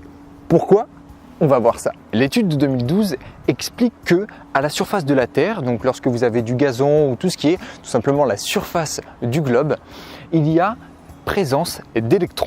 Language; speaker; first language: French; native; French